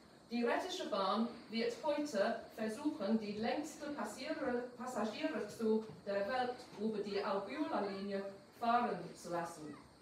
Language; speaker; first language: German; non-native, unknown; English